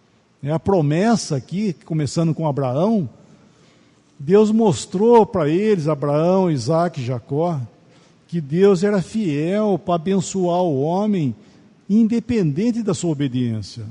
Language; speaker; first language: Portuguese; native; Portuguese